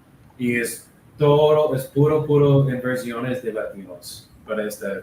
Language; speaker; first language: Spanish; non-native, learner; English